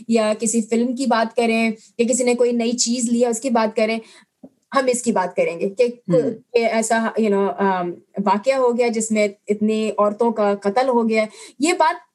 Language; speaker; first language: Urdu; native; Urdu